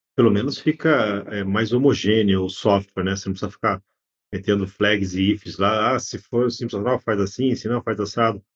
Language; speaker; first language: Portuguese; native; Portuguese